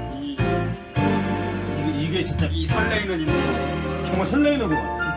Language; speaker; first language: Korean; native; Korean